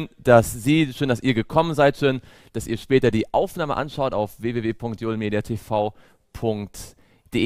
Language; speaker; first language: German; native; German